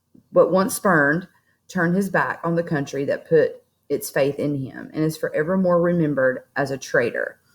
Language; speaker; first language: English; native; English